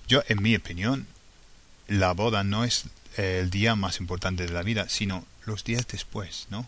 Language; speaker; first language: Spanish; non-native, fluent; English